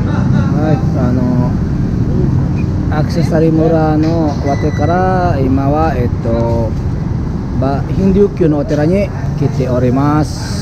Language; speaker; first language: Japanese; non-native, fluent; Indonesian